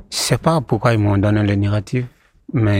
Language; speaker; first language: German; non-native, learner; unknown